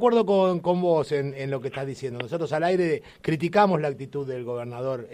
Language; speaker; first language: Spanish; native; Spanish